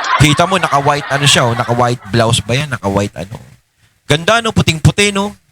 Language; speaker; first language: Filipino; native; Filipino